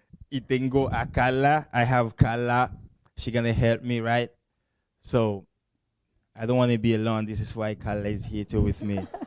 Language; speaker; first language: English; non-native, learner; Spanish